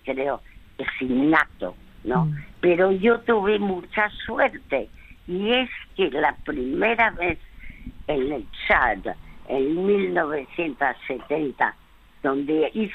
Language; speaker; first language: Spanish; early bilingual, other home language; French